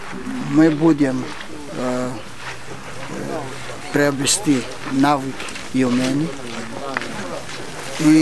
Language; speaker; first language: Russian; non-native, learner; Portuguese